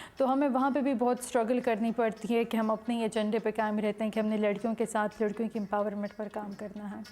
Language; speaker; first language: Urdu; non-native, local second language; Pashto